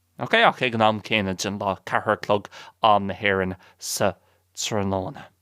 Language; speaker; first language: Irish; non-native, local second language; English